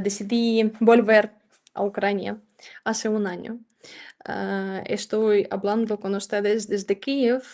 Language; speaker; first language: Spanish; non-native, fluent; Ukrainian